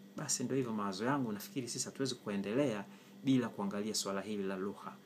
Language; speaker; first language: Swahili; non-native, local second language; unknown